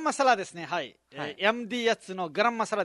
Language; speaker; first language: Japanese; non-native, fluent; Nepali